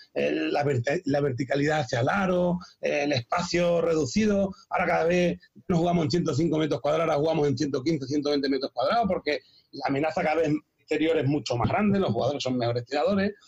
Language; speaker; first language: Spanish; native; Spanish